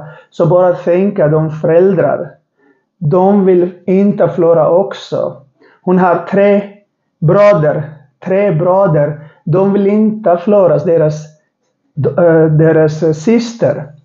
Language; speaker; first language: Swedish; non-native, learner; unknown